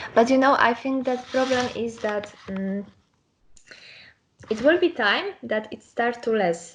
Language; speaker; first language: English; non-native, learner; Polish